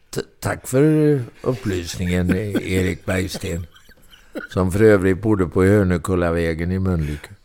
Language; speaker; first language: Swedish; native; Swedish